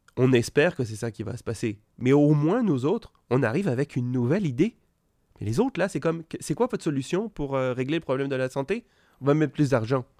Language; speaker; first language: French; native; French